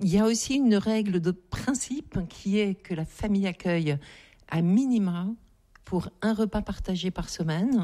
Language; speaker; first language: French; native; French